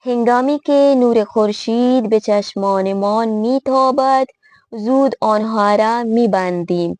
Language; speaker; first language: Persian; non-native, fluent; Urdu